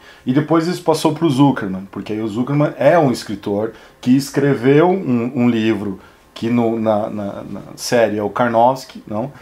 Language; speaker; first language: Portuguese; native; Portuguese